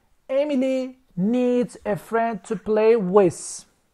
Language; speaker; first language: English; non-native, fluent; Azerbaijani